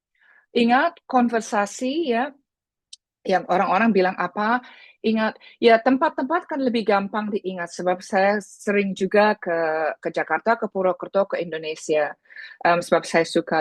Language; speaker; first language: Indonesian; early bilingual, heritage; Indonesian